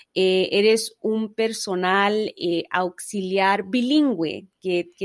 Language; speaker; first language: Spanish; early bilingual, heritage; Spanish